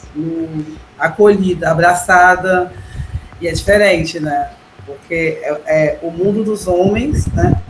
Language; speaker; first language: Portuguese; native; Portuguese